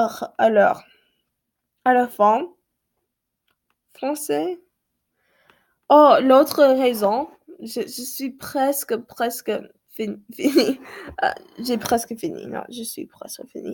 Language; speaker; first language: French; non-native, learner; English